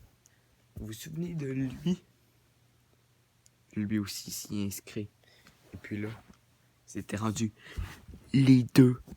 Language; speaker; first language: French; native; French